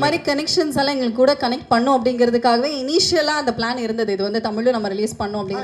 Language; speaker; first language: Tamil; native; Tamil